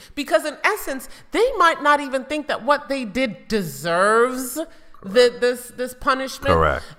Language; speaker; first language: English; native; English